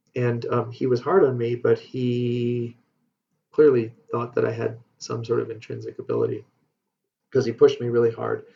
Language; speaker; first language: English; native; English